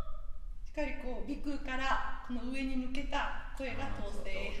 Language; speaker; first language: Japanese; native; Japanese